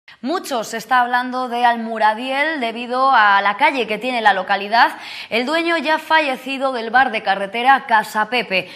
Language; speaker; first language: Spanish; native; Spanish